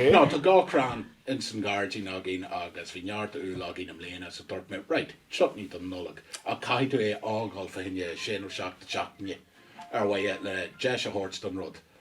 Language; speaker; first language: Irish; non-native, local second language; English